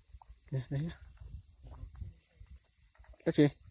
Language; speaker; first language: Vietnamese; non-native, local second language; Hmong